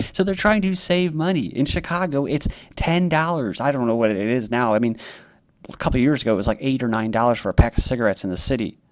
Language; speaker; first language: English; native; English